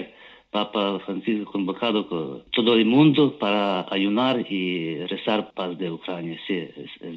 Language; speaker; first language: Spanish; non-native, learner; Ukrainian